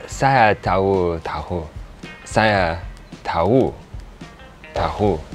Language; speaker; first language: Indonesian; non-native, learner; English